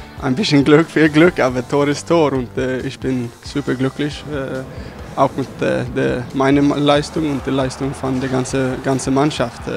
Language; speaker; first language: German; non-native, learner; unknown